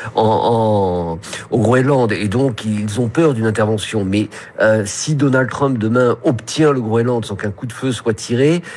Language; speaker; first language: French; non-native, fluent; English